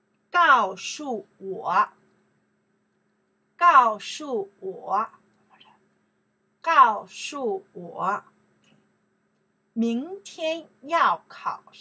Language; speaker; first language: Chinese; non-native, learner; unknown